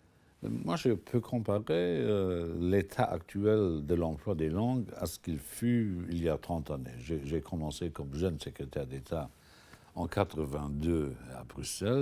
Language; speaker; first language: French; non-native, local second language; Luxembourgish